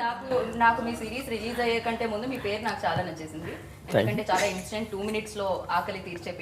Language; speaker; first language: Telugu; native; Telugu